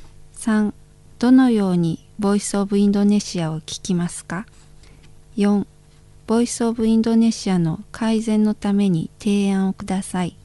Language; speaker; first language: Japanese; non-native, fluent; Indonesian